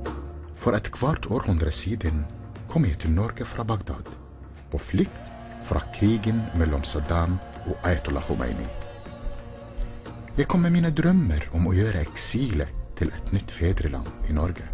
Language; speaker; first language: Norwegian; non-native, fluent; Arabic